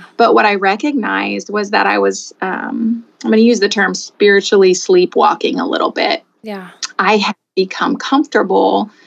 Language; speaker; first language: English; native; English